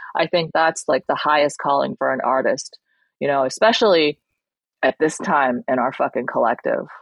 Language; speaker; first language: English; early bilingual, other home language; Chinese